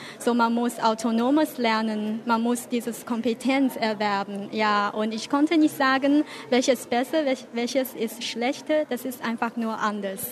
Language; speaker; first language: German; non-native, fluent; Chinese